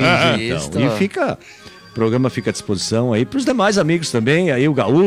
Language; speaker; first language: Portuguese; native; Portuguese